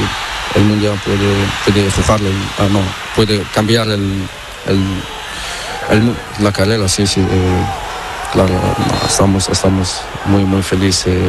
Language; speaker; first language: Spanish; non-native, learner; Portuguese